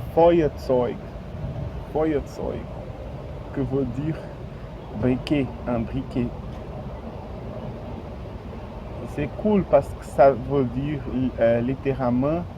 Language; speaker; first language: French; non-native, fluent; Portuguese